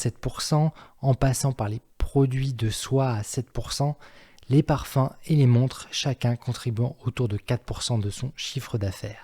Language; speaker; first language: French; native; French